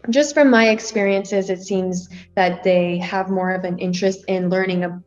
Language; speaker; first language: English; native; English